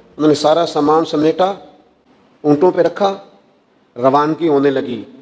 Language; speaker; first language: Urdu; non-native, local second language; Punjabi